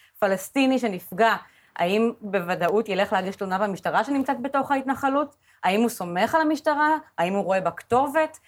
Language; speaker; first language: Hebrew; native; Hebrew